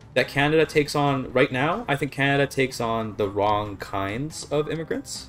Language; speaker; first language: English; native; English